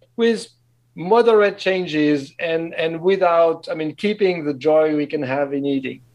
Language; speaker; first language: English; non-native, fluent; French